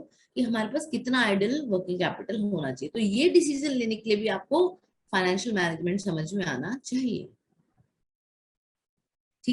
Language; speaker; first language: Hindi; native; Hindi